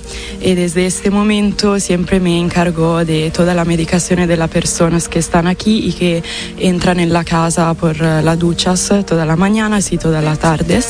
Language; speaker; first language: Spanish; non-native, fluent; Italian